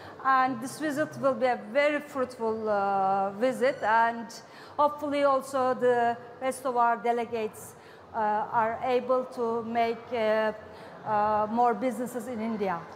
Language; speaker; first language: English; non-native, fluent; Turkish